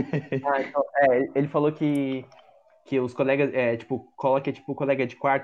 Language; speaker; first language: French; non-native, learner; Portuguese